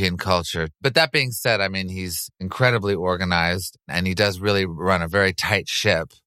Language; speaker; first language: English; native; English